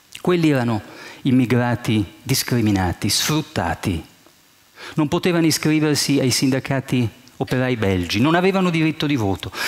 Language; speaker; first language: Italian; early bilingual, heritage; Italian